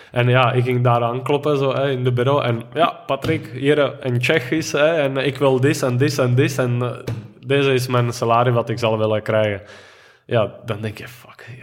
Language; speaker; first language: Dutch; non-native, fluent; Czech